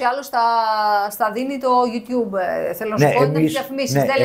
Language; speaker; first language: Greek; native; Greek